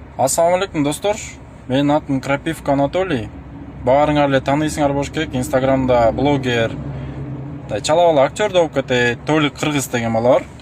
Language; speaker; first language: Kyrgyz; non-native, local second language; Russian